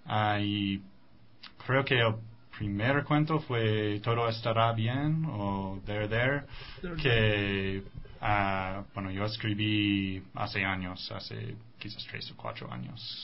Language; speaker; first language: Spanish; non-native, fluent; English